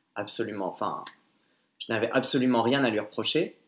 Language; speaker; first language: French; native; French